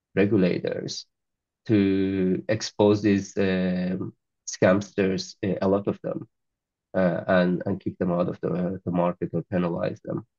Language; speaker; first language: English; non-native, fluent; Azerbaijani